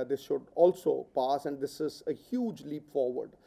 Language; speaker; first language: English; non-native, local second language; Punjabi